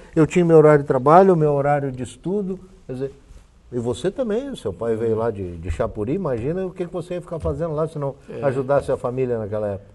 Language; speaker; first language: Portuguese; native; Portuguese